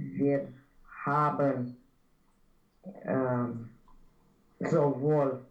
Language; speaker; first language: German; non-native, learner; Romanian